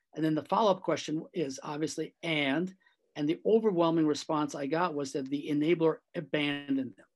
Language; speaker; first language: English; native; English